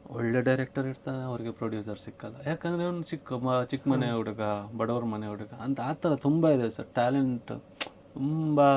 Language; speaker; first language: Kannada; non-native, local second language; Tulu